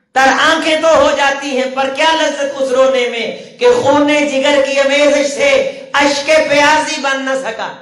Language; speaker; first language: Urdu; non-native, local second language; Punjabi